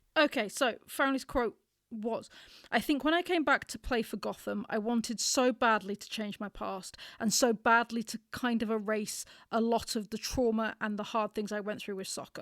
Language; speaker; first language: English; native; English